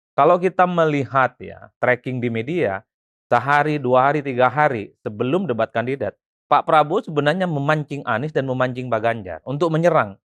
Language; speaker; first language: Indonesian; non-native, local second language; Madurese